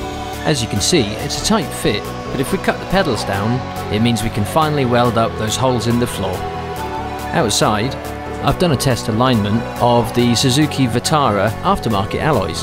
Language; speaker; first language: English; native; English